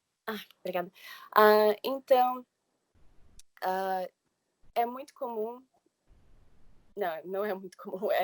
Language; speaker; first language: Portuguese; early bilingual, heritage; English